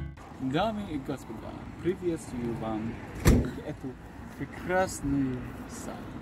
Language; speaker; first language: Russian; non-native, learner; English